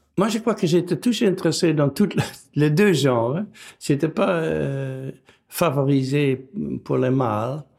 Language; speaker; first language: French; non-native, fluent; Dutch